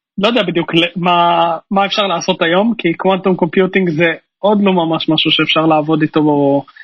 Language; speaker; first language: Hebrew; native; Hebrew